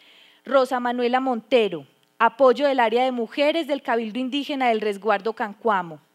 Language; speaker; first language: Spanish; native; Spanish